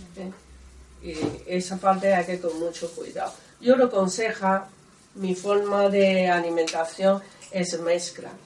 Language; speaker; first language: Spanish; non-native, learner; Chinese